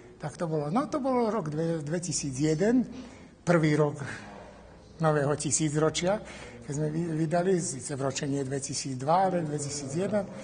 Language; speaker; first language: Slovak; native; Slovak